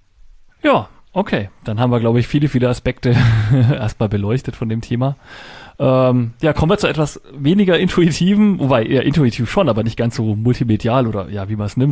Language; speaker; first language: German; native; German